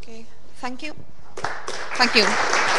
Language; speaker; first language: English; non-native, fluent; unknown